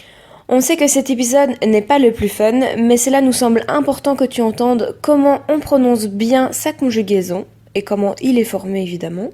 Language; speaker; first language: French; native; French